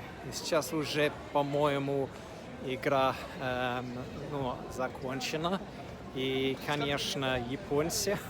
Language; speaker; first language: Russian; non-native, fluent; English